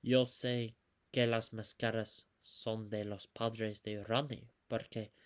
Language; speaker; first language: Spanish; non-native, learner; English